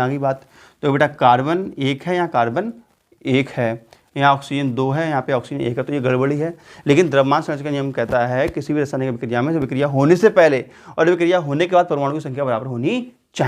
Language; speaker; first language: Hindi; native; Hindi